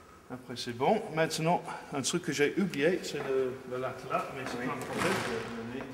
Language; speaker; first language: French; non-native, fluent; English